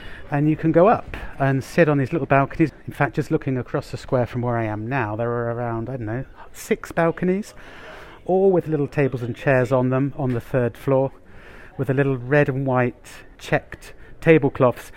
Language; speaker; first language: English; native; English